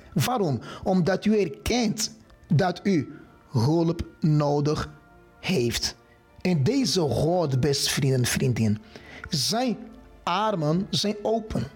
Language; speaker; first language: Dutch; non-native, fluent; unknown